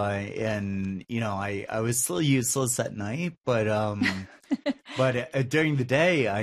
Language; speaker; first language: English; native; English